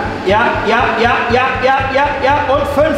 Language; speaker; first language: German; native; German